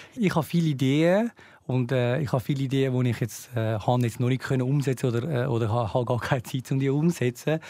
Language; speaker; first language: German; early bilingual, other home language; Tamil